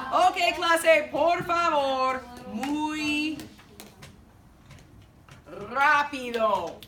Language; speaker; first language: Spanish; non-native, fluent; English